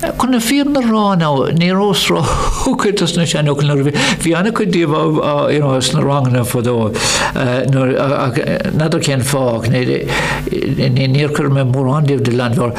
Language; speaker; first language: Irish; non-native, local second language; English